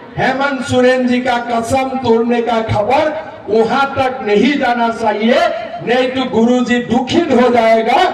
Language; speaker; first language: Hindi; non-native, local second language; Assamese